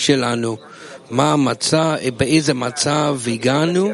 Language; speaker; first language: Hebrew; non-native, learner; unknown